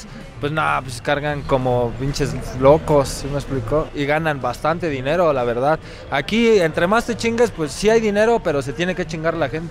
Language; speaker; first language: Spanish; native; Spanish